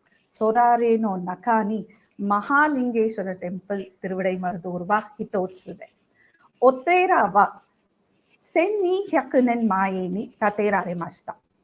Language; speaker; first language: Japanese; non-native, fluent; Tamil